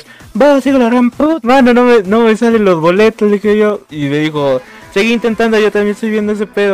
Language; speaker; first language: Spanish; native; Spanish